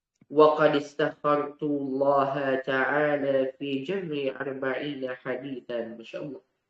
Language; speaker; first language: Arabic; non-native, fluent; Indonesian